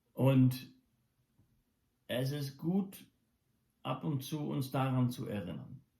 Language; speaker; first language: German; non-native, local second language; English